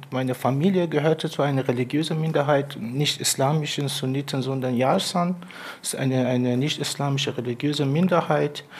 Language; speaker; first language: German; non-native, fluent; Persian